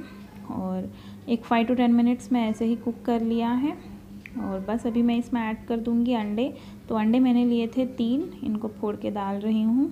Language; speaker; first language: Hindi; native; Hindi